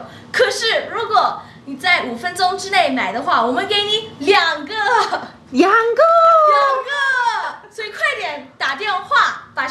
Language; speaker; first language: Chinese; non-native, learner; English